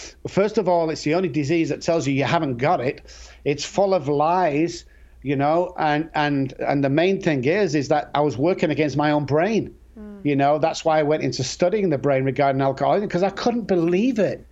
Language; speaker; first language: English; native; English